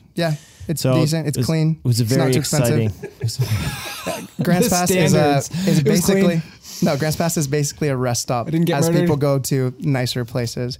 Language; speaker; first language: English; early bilingual, other home language; Spanish